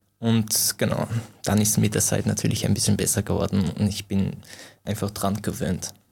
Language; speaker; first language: German; non-native, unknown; Persian